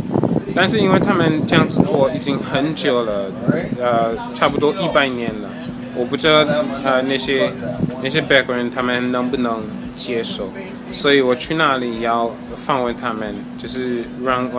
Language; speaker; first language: Chinese; non-native, fluent; English